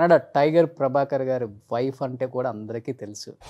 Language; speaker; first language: Telugu; native; Telugu